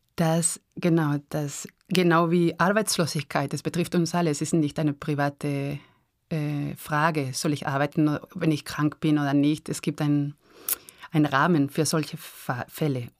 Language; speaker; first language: German; non-native, fluent; Spanish